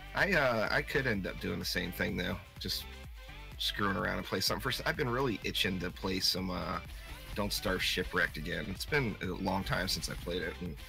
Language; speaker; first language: English; native; English